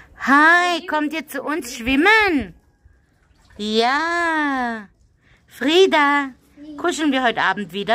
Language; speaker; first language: German; native; German